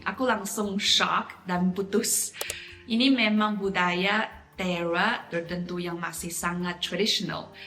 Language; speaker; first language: Indonesian; non-native, fluent; Chinese